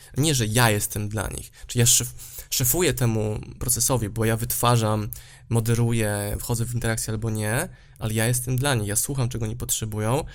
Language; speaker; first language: Polish; native; Polish